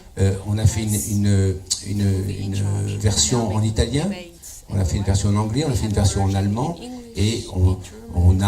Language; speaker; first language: French; native; French